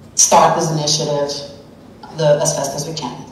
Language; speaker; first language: English; non-native, fluent; Portuguese